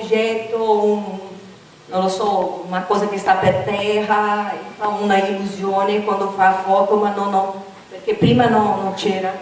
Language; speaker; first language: Italian; non-native, learner; Portuguese